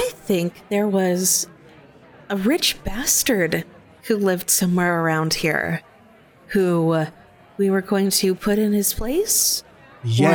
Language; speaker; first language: English; native; English